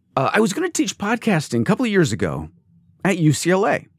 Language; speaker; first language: English; native; English